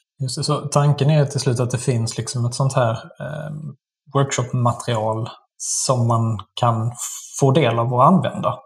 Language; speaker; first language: Swedish; native; Swedish